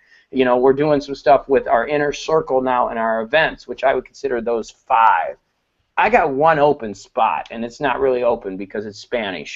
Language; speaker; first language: English; native; English